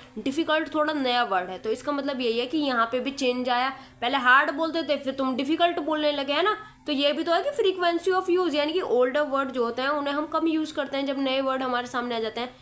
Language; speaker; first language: Hindi; native; Hindi